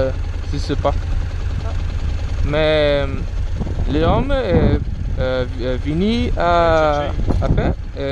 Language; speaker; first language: French; non-native, learner; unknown